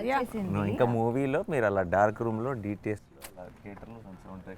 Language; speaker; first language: Telugu; native; Telugu